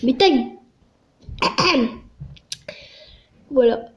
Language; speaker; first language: French; native; French